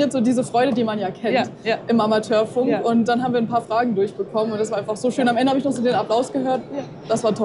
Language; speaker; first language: German; native; German